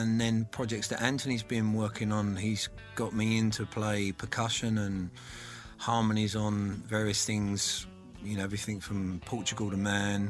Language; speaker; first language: English; native; English